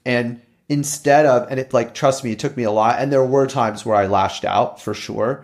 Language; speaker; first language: English; native; English